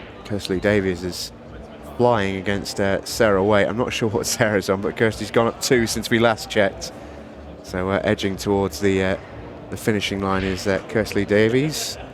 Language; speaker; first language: English; native; English